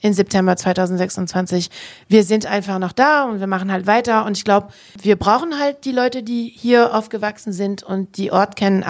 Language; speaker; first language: German; non-native, fluent; French